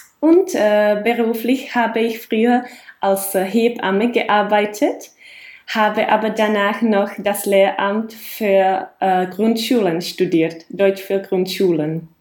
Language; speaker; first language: German; non-native, fluent; Czech